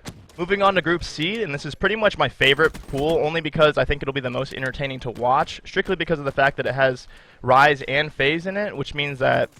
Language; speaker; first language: English; native; English